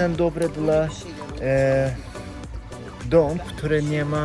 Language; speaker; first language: Polish; non-native, learner; Turkish